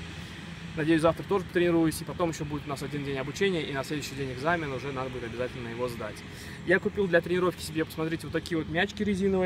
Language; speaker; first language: Russian; native; Russian